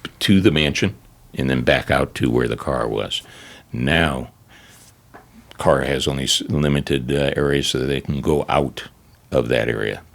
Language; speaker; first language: English; native; English